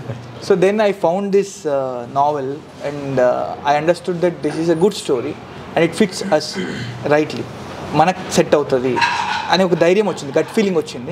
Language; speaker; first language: Telugu; native; Telugu